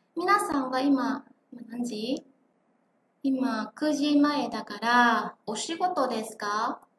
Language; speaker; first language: Japanese; non-native, fluent; Vietnamese